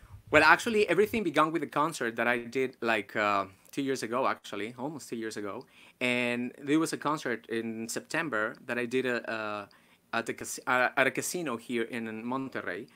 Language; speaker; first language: English; non-native, fluent; Spanish